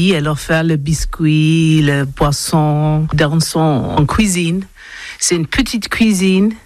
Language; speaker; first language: French; non-native, learner; English